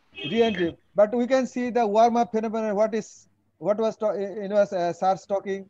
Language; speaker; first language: English; non-native, local second language; Bangla